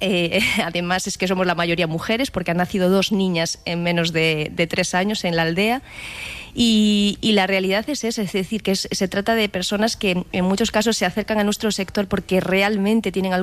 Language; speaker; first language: Spanish; native; Spanish